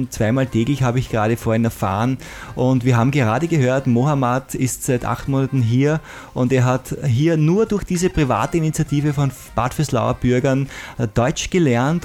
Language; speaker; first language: German; native; German